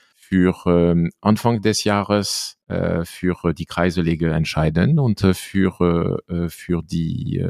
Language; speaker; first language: German; non-native, fluent; French